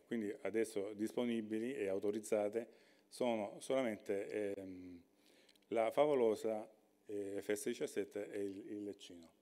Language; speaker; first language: Italian; native; Italian